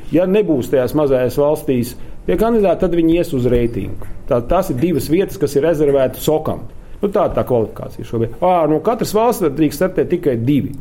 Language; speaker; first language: Latvian; native; Latvian